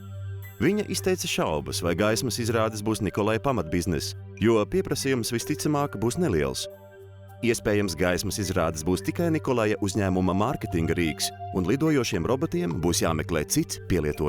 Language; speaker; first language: Latvian; native; Latvian